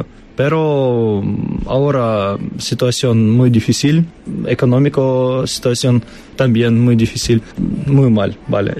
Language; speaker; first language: Spanish; non-native, learner; Russian